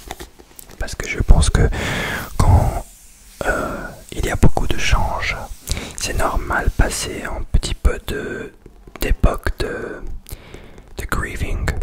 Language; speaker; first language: French; non-native, learner; English